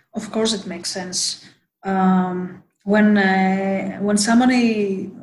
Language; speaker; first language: English; non-native, fluent; Greek